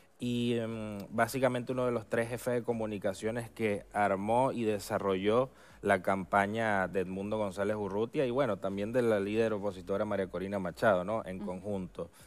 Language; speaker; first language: Spanish; native; Spanish